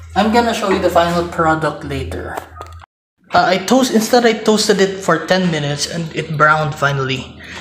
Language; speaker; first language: English; non-native, local second language; Filipino